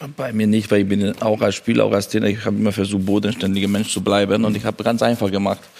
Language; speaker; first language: German; non-native, fluent; Hungarian